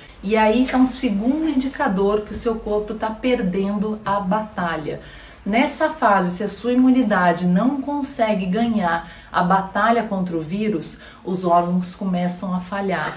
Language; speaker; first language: Portuguese; native; Portuguese